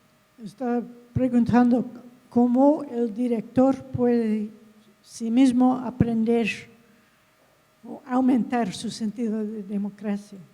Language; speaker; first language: Spanish; non-native, fluent; English